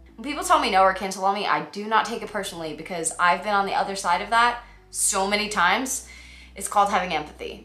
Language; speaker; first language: English; native; English